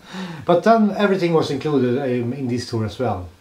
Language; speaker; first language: English; non-native, fluent; Swedish